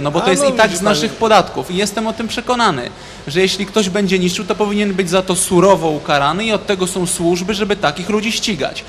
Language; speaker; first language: Polish; native; Polish